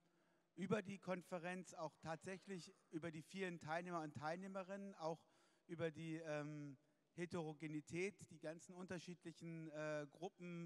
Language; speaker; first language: German; native; German